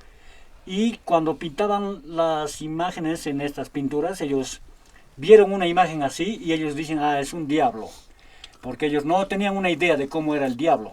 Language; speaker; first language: Spanish; native; Spanish